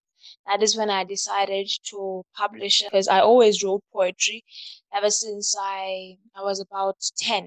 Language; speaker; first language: English; non-native, local second language; Southern Sotho